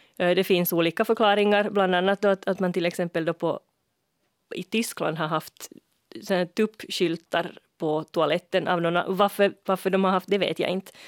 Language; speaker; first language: Swedish; native; Swedish